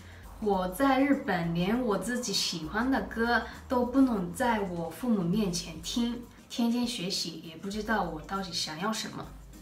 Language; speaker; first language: Chinese; non-native, fluent; Japanese